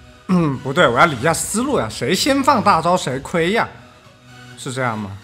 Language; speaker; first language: Chinese; native; Chinese